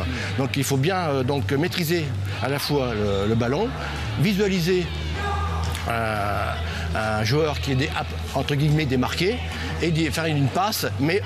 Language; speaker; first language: French; native; French